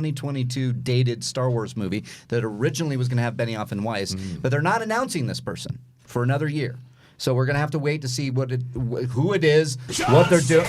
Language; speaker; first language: English; native; English